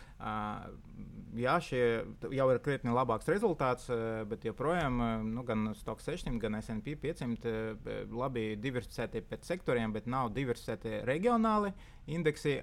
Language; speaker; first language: Latvian; non-native, local second language; Russian